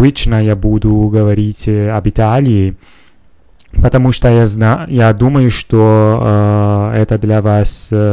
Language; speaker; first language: Russian; non-native, fluent; Italian